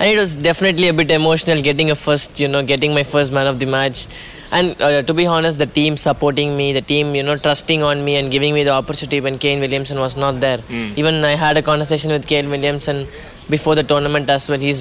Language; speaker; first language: English; non-native, local second language; Tamil